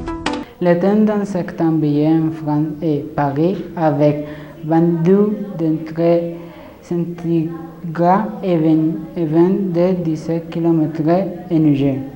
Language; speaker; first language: French; non-native, learner; Spanish